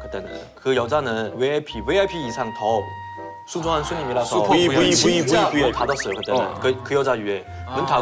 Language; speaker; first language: Korean; non-native, fluent; Chinese